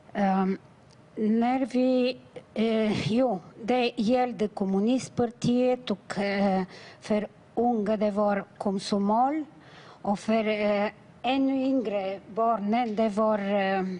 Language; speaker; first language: Swedish; non-native, fluent; Bulgarian